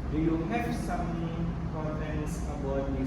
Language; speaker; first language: English; non-native, learner; Indonesian